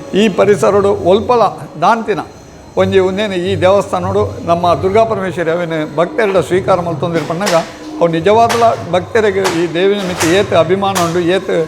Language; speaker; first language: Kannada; native; Kannada